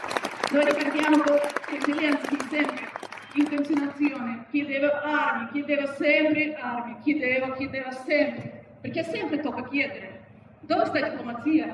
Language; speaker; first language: Italian; non-native, learner; Ukrainian